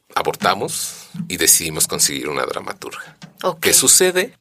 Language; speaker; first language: Spanish; native; Spanish